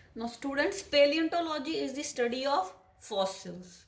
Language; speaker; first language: English; non-native, local second language; Punjabi